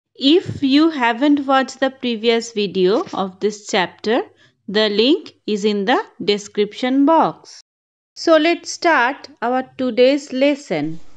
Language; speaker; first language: English; non-native, local second language; Bangla